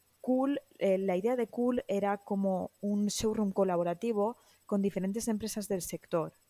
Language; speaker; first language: Spanish; native; Spanish